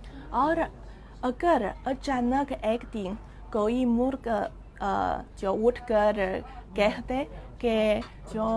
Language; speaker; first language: Hindi; non-native, fluent; Chinese